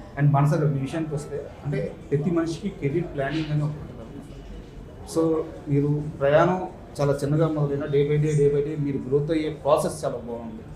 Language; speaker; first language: Telugu; native; Telugu